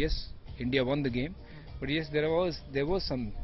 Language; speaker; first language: English; non-native, local second language; Punjabi